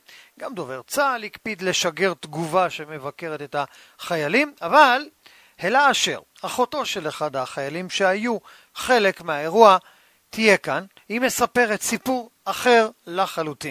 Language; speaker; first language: Hebrew; native; Hebrew